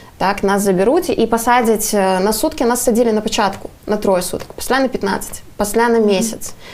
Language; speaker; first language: Belarusian; non-native, local second language; Russian